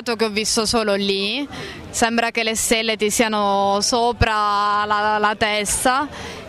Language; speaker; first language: Italian; native; Italian